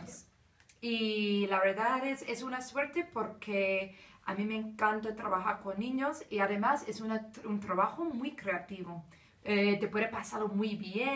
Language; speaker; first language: Spanish; non-native, fluent; English